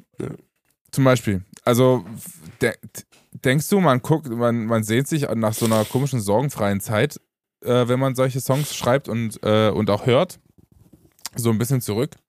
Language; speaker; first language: German; early bilingual, other home language; Romanian